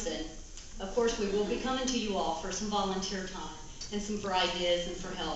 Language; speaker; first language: English; native; English